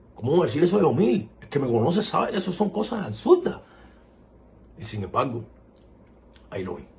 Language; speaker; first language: Spanish; native; Spanish